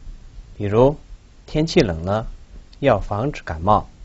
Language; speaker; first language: Chinese; non-native, local second language; Tibetan